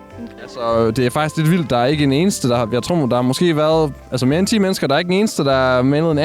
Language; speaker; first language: Danish; native; Danish